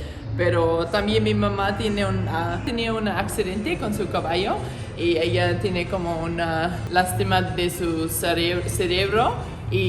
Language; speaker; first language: Spanish; non-native, learner; English